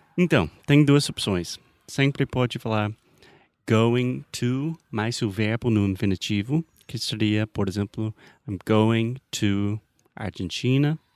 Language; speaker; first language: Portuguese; non-native, fluent; English